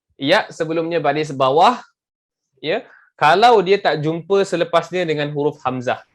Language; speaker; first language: Malay; native; Malay